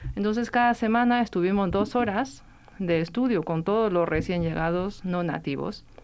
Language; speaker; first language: Spanish; non-native, fluent; Chinese